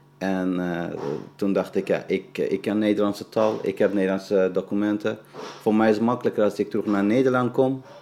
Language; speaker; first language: Dutch; non-native, fluent; Persian